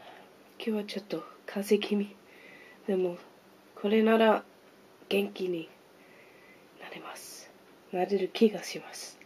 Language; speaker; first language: Japanese; non-native, fluent; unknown